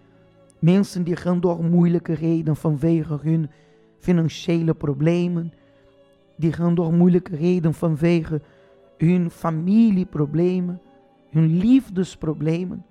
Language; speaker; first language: Dutch; non-native, fluent; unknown